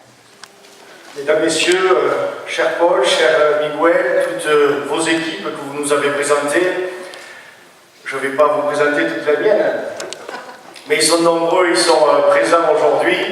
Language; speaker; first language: French; native; French